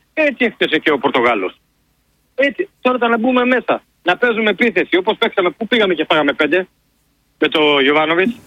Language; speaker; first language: Greek; native; Greek